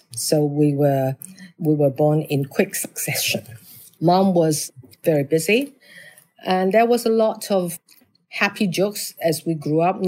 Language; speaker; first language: English; non-native, local second language; Cantonese